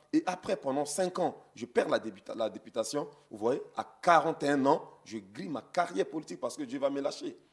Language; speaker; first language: French; non-native, local second language; Sango